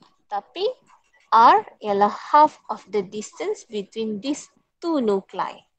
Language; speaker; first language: English; non-native, local second language; Malay